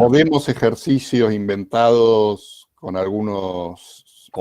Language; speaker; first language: Spanish; native; Spanish